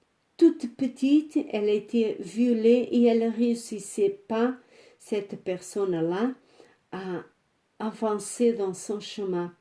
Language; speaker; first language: French; non-native, fluent; Portuguese